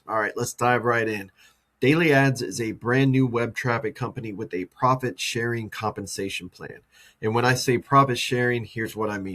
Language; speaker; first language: English; native; English